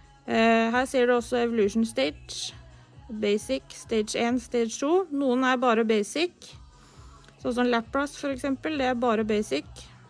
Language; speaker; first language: Norwegian; native; Norwegian